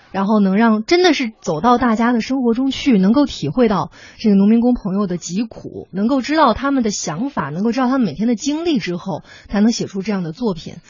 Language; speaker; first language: Chinese; native; Chinese